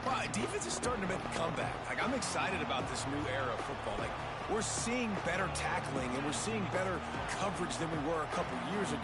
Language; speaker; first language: English; native; English